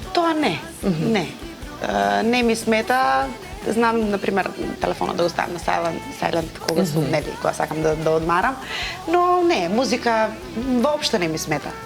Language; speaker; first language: Macedonian; native; Macedonian